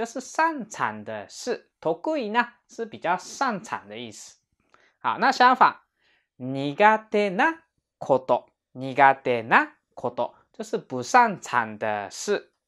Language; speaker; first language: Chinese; non-native, fluent; Japanese